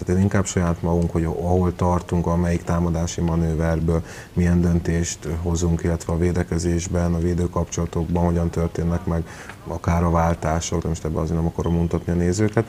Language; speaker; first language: Hungarian; native; Hungarian